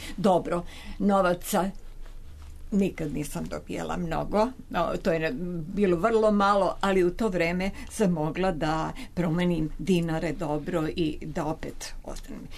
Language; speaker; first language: Serbian; native; Serbian